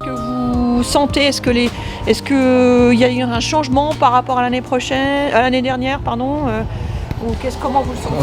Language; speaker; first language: French; native; French